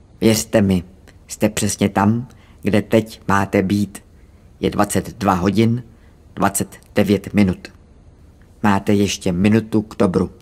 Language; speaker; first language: Czech; native; Czech